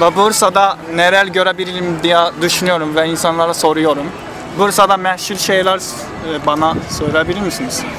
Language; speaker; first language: Turkish; non-native, learner; Japanese